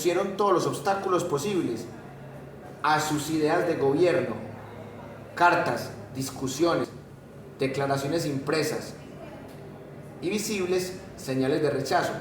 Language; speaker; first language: Spanish; native; Spanish